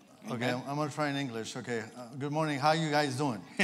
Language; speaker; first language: English; early bilingual, other home language; Spanish